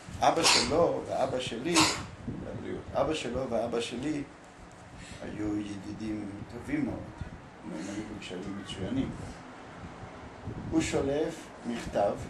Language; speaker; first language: Hebrew; early bilingual, other home language; Polish